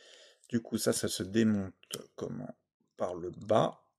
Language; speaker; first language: French; native; French